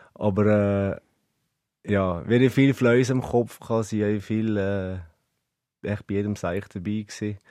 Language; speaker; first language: German; native; German